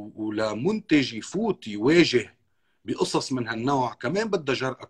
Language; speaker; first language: Arabic; native; Arabic